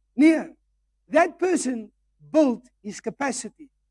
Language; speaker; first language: English; non-native, local second language; Afrikaans